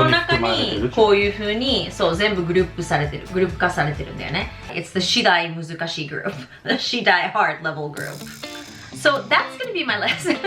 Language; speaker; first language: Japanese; non-native, fluent; English